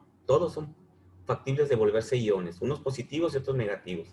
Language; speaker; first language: Spanish; native; Spanish